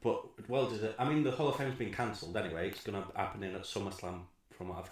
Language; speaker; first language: English; native; English